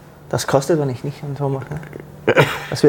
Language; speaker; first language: German; non-native, learner; Danish